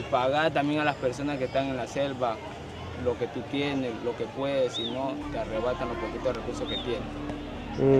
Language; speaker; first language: Spanish; native; Spanish